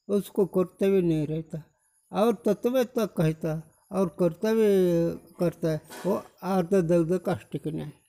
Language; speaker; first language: Hindi; non-native, local second language; Marathi